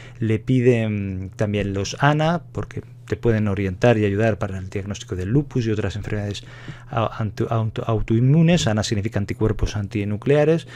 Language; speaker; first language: Spanish; native; Spanish